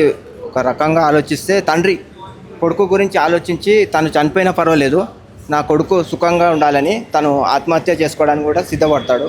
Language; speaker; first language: Telugu; native; Telugu